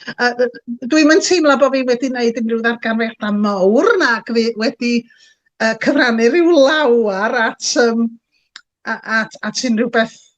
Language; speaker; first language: Welsh; native; Welsh